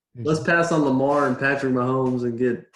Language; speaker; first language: English; native; English